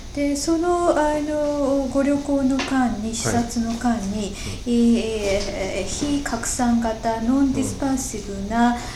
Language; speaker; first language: Japanese; native; Japanese